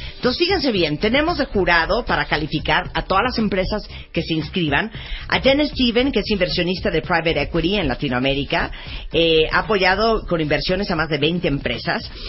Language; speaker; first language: Spanish; early bilingual, other home language; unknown